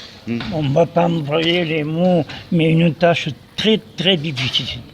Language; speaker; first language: French; non-native, local second language; Arabic